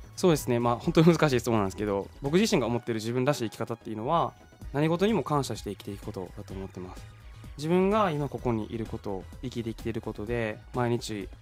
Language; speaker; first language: Japanese; native; Japanese